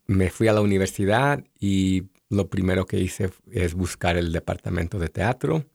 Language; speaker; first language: Spanish; early bilingual, heritage; Spanish